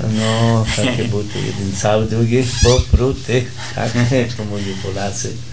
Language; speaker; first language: Polish; early bilingual, heritage; Polish